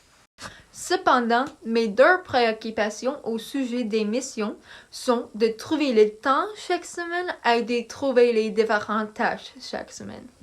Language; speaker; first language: French; non-native, learner; English